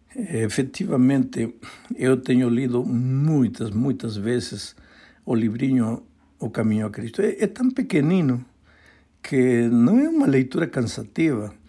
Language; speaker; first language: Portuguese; non-native, fluent; Spanish